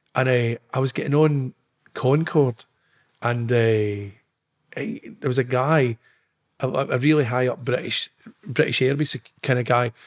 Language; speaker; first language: English; native; English